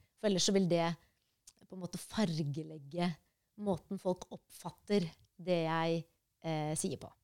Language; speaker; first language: Norwegian; early bilingual, other home language; Arabic